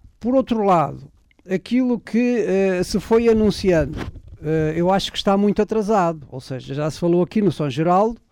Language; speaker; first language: Portuguese; native; Portuguese